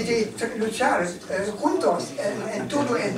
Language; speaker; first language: Spanish; non-native, learner; German